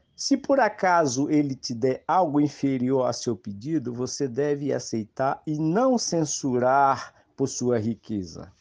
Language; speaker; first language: Portuguese; native; Portuguese